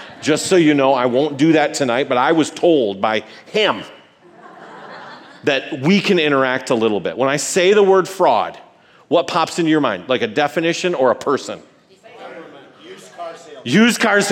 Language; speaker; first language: English; native; English